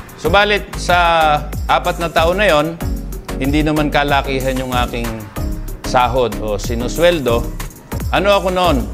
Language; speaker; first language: Filipino; native; Filipino